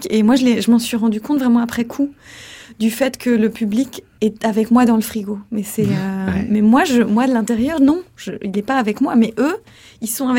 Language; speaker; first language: French; native; French